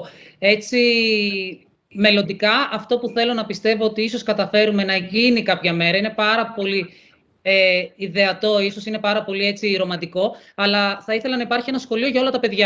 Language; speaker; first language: Greek; native; Greek